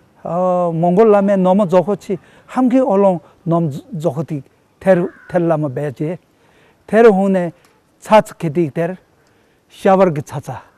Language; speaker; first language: Mongolian; non-native, fluent; Tibetan